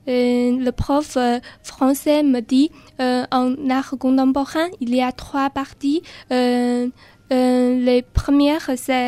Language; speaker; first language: French; non-native, learner; Chinese